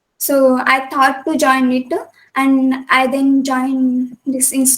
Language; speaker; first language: English; non-native, local second language; Kannada